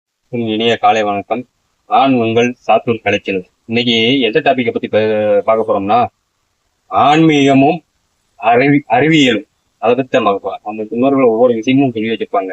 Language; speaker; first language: Tamil; native; Tamil